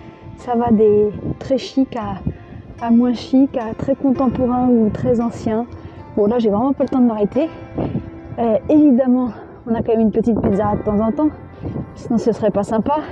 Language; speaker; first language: French; native; French